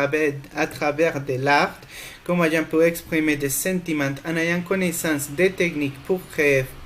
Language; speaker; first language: French; non-native, fluent; Spanish